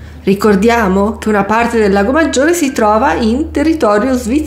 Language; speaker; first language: Italian; native; Italian